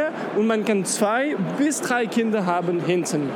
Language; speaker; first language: German; non-native, learner; French